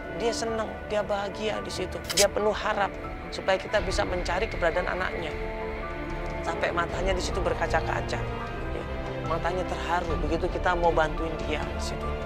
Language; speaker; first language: Indonesian; native; Indonesian